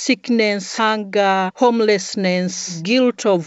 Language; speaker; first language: English; non-native, local second language; Kinyarwanda